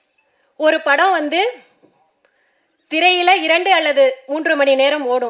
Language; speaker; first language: Tamil; native; Tamil